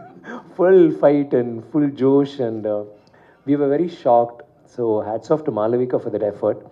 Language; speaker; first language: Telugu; non-native, learner; Tamil